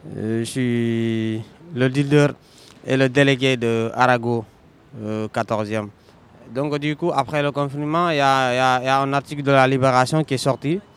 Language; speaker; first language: French; non-native, local second language; Wolof